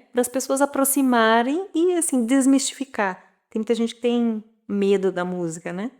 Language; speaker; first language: Portuguese; native; Portuguese